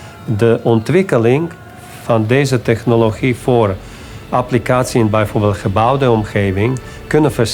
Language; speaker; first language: Dutch; non-native, fluent; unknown